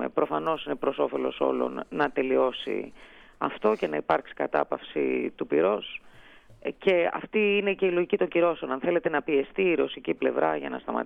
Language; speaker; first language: Greek; native; Greek